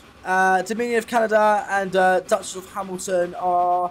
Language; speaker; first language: English; native; English